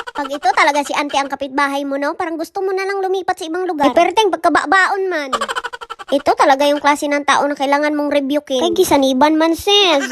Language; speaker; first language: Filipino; non-native, local second language; Cebuano